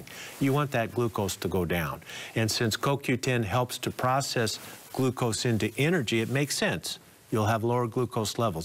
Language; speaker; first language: English; native; English